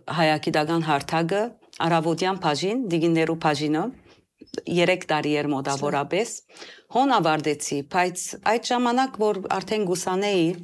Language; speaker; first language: Armenian; early bilingual, heritage; Armenian